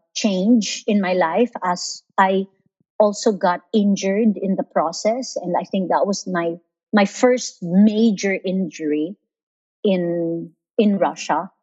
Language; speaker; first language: English; non-native, local second language; Filipino